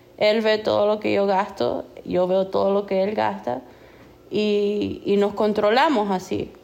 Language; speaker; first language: Spanish; non-native, fluent; English